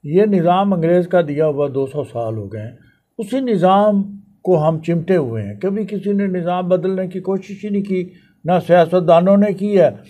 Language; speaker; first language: Urdu; non-native, local second language; Punjabi